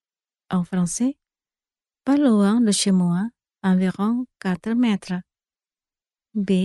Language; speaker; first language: French; non-native, fluent; Indonesian